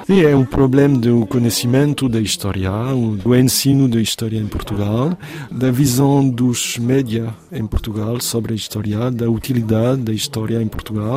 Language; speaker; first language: Portuguese; non-native, fluent; French